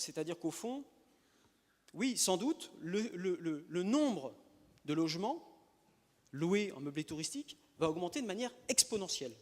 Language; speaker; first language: French; native; French